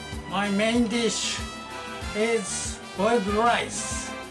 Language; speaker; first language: English; non-native, learner; Japanese